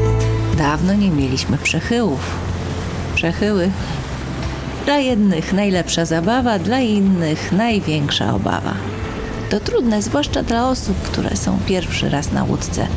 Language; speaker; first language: Polish; native; Polish